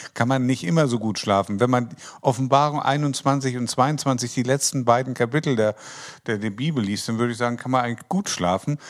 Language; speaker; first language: German; native; German